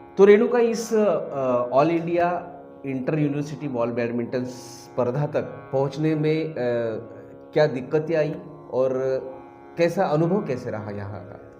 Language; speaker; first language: Hindi; non-native, local second language; Marathi